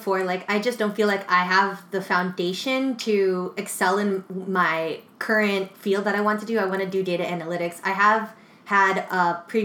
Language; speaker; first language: English; native; English